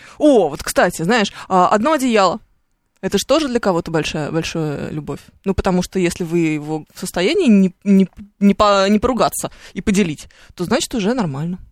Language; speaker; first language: Russian; native; Russian